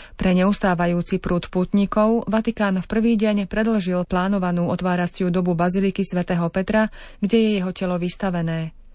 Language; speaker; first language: Slovak; native; Slovak